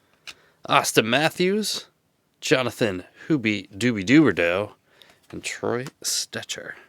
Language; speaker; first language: English; native; English